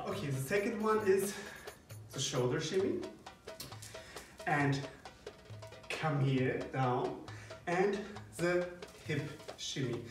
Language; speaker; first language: English; non-native, fluent; German